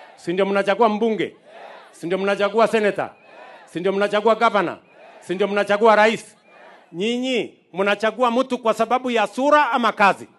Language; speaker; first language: Swahili; non-native, local second language; Kalenjin